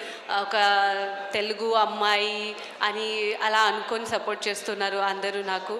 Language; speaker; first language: Telugu; non-native, local second language; Marathi